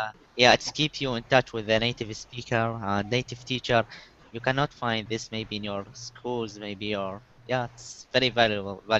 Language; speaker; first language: English; non-native, learner; Arabic